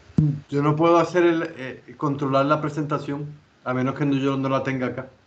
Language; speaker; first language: Spanish; native; Spanish